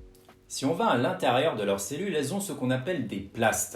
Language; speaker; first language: French; native; French